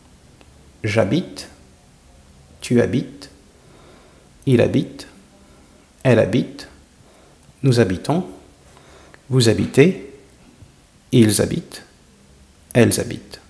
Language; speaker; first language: French; non-native, fluent; English